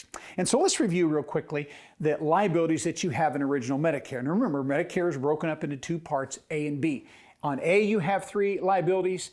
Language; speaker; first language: English; native; English